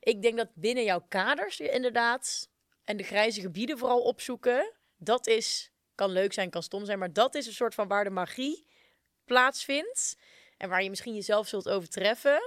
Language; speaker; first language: Dutch; native; Dutch